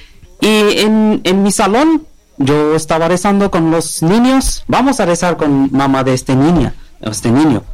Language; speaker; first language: Spanish; non-native, learner; Bangla